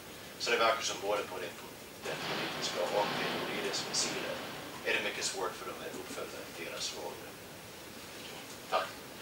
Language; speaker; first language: Swedish; non-native, fluent; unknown